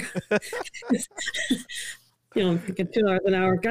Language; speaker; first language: English; early bilingual, other home language; Italian